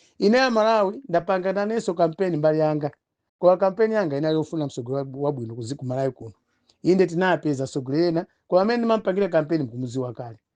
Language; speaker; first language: Nyanja; non-native, local second language; Tumbuka